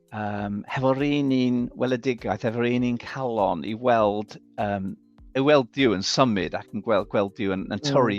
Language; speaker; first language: Welsh; non-native, fluent; English